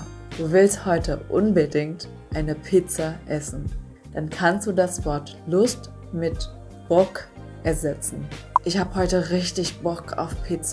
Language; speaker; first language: German; non-native, fluent; Vietnamese